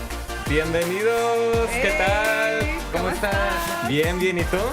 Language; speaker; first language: Spanish; early bilingual, heritage; Spanish